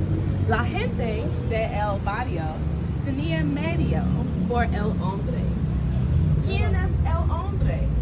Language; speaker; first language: Spanish; non-native, learner; English